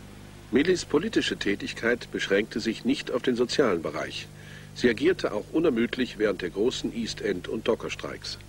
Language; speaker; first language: German; native; German